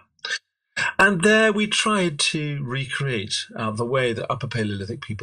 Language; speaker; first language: English; native; English